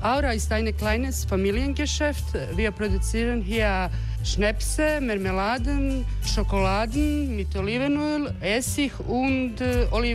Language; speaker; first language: German; non-native, fluent; Croatian